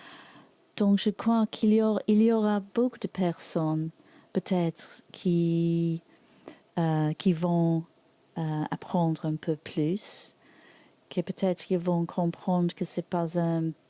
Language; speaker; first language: French; non-native, learner; English